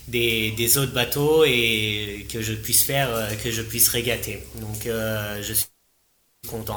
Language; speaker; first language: French; non-native, fluent; Japanese